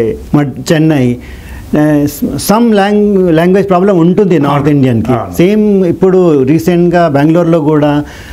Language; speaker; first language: Telugu; non-native, local second language; Rajasthani